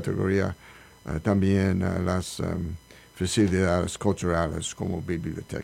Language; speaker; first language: Spanish; non-native, learner; English